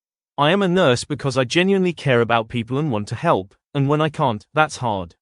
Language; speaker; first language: English; non-native, fluent; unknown